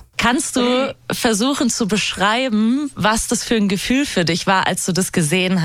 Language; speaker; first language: German; native; German